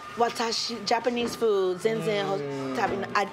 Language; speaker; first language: Japanese; non-native, fluent; English